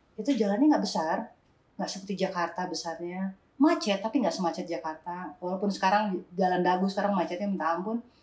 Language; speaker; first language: Indonesian; native; Indonesian